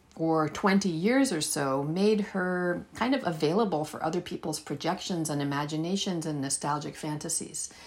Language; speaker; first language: English; early bilingual, heritage; Persian